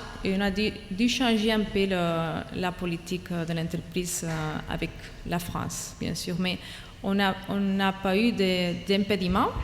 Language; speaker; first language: French; non-native, fluent; Catalan